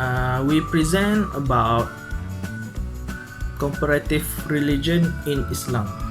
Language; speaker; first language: English; non-native, learner; Malay